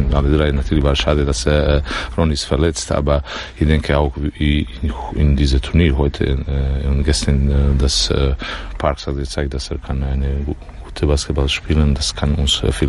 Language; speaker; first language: German; non-native, learner; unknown